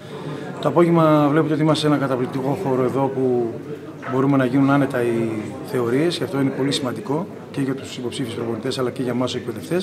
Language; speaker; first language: Greek; native; Greek